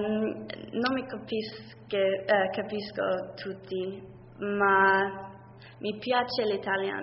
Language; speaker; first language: Italian; non-native, learner; English